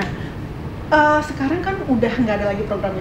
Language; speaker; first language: Indonesian; native; Indonesian